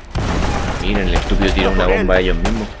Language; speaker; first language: Spanish; native; Spanish